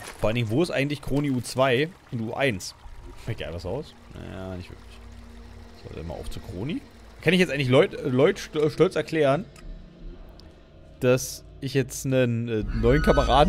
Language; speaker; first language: German; native; German